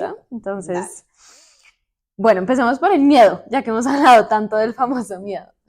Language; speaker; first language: Spanish; native; Spanish